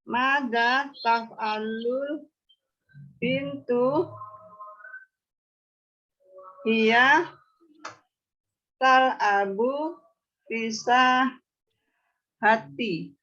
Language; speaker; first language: Arabic; non-native, learner; Indonesian